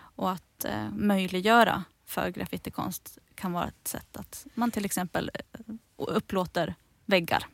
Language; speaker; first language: Swedish; native; Swedish